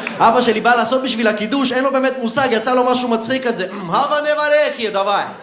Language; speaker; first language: Hebrew; early bilingual, other home language; Russian